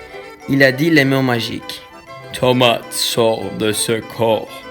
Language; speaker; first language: French; non-native, learner; Turkish